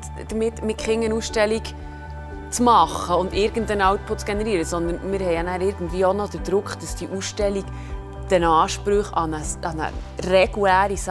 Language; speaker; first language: German; native; German